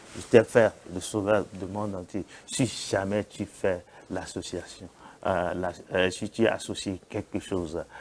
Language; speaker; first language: French; non-native, local second language; Yoruba